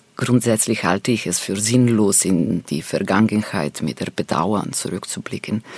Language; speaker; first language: German; non-native, fluent; Serbian